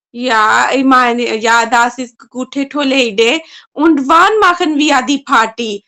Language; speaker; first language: German; non-native, learner; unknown